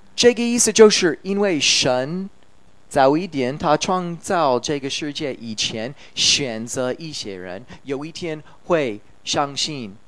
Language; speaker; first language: Chinese; non-native, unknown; English